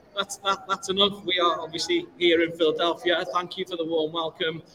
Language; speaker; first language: English; native; English